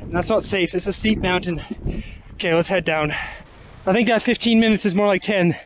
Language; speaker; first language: English; native; English